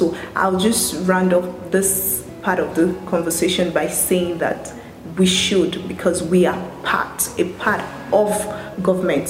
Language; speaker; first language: English; non-native, local second language; Yoruba